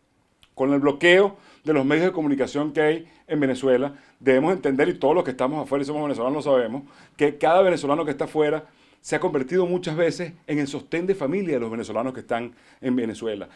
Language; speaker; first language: Spanish; native; Spanish